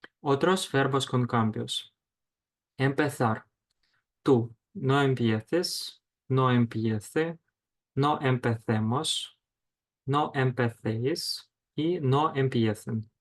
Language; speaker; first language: Spanish; non-native, fluent; Ukrainian